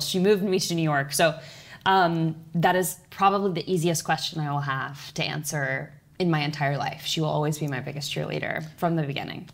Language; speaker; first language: English; native; English